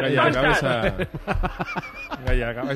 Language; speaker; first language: Spanish; native; Spanish